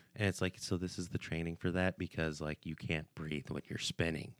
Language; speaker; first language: English; native; English